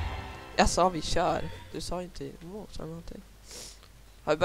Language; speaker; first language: Swedish; native; Swedish